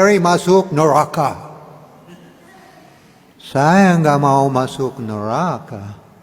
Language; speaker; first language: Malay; non-native, learner; English